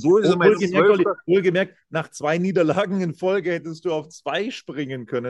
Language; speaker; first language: German; native; German